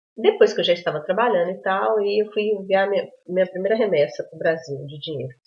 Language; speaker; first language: Portuguese; native; Portuguese